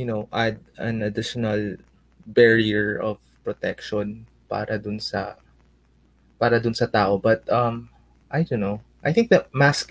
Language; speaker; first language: English; non-native, local second language; Aklanon